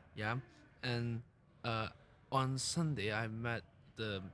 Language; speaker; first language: English; non-native, local second language; Cantonese